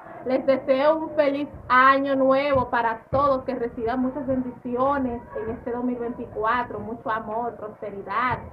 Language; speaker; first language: Spanish; non-native, fluent; Haitian Creole